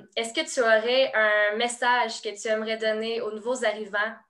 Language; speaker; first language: French; native; French